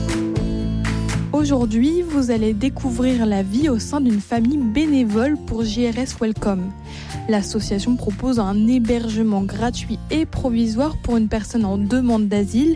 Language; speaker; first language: French; native; French